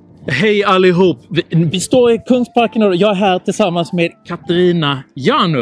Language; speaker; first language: Swedish; native; Swedish